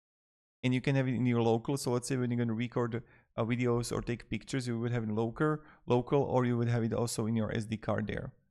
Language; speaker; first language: English; non-native, fluent; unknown